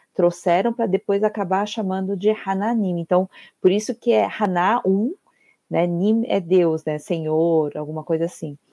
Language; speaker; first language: Portuguese; native; Portuguese